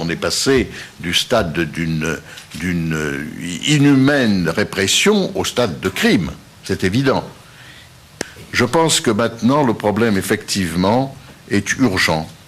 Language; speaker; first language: French; native; French